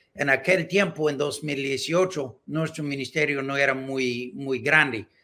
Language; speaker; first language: Spanish; non-native, learner; English